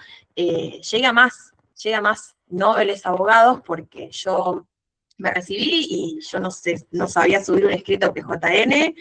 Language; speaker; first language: Spanish; native; Spanish